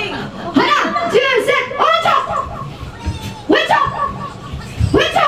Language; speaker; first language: Korean; non-native, learner; Filipino